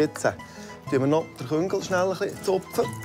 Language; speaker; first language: German; native; German